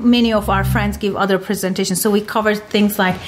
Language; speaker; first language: English; non-native, fluent; Turkish